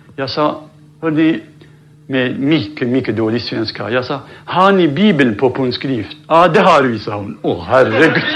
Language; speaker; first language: Swedish; non-native, fluent; Central Kurdish